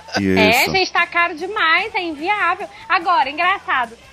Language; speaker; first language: Portuguese; native; Portuguese